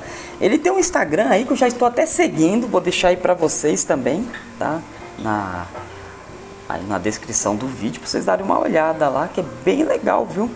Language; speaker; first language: Portuguese; native; Portuguese